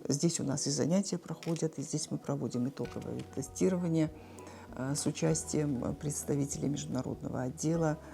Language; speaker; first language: Russian; non-native, local second language; Abkhazian